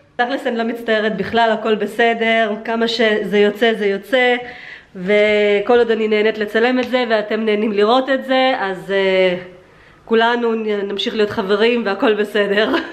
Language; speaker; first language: Hebrew; early bilingual, other home language; Russian